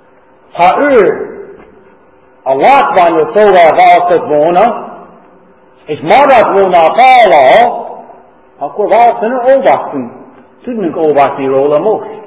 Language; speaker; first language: Hungarian; non-native, learner; English